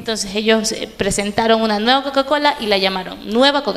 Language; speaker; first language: Spanish; native; Spanish